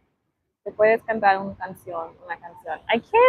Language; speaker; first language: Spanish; non-native, learner; English